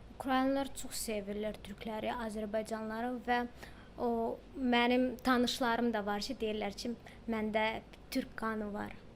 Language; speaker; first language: Azerbaijani; early bilingual, heritage; Azerbaijani